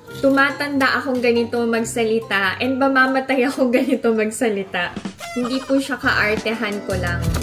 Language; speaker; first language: Filipino; native; Filipino